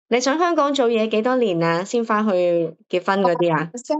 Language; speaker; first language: Cantonese; native; Cantonese